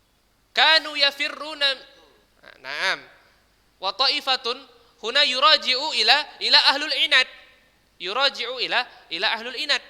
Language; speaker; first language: Arabic; non-native, learner; Indonesian